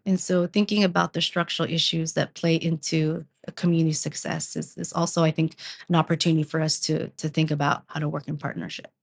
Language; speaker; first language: English; early bilingual, other home language; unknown